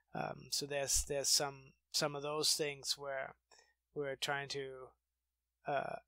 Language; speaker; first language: English; non-native, fluent; German